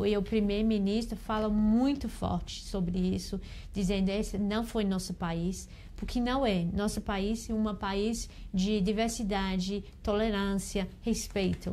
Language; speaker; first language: Portuguese; non-native, learner; English